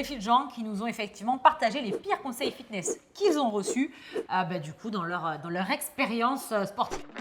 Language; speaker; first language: French; native; French